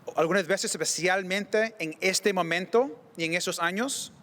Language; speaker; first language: Spanish; early bilingual, other home language; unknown